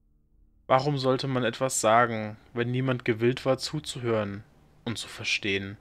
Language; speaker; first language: German; native; German